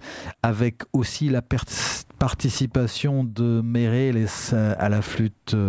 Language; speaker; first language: French; native; French